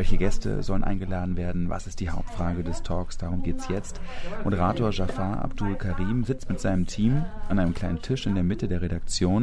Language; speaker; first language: German; native; German